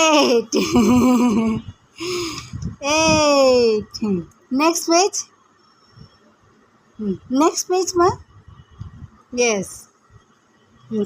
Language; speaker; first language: English; non-native, learner; Bangla